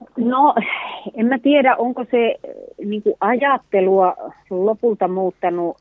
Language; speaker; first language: Finnish; native; Finnish